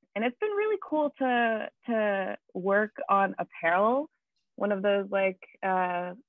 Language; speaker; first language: English; native; English